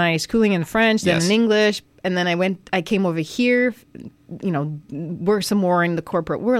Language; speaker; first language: English; non-native, fluent; French